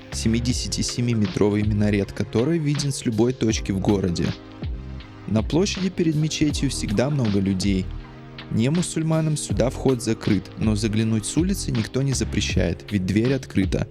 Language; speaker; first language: Russian; native; Russian